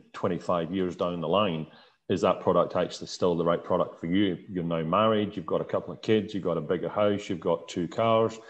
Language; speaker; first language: English; native; English